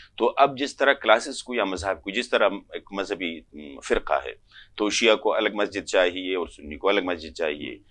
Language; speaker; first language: Urdu; non-native, local second language; Pashto